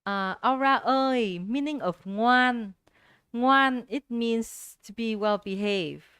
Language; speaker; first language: English; non-native, fluent; Vietnamese